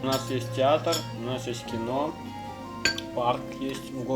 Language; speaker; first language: Russian; native; Russian